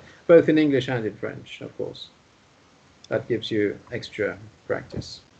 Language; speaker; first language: English; non-native, fluent; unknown